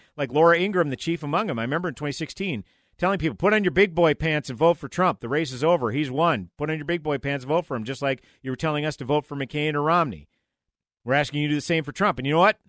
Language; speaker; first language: English; native; English